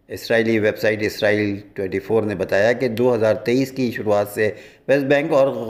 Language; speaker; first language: Urdu; native; Urdu